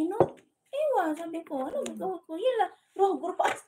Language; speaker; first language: Filipino; non-native, local second language; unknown